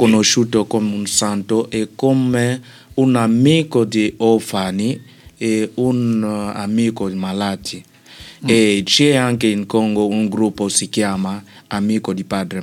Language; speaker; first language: Italian; non-native, learner; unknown